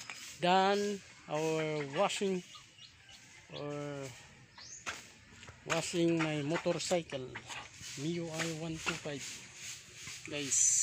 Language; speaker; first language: English; non-native, learner; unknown